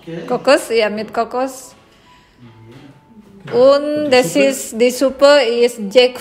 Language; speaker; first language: German; non-native, learner; Indonesian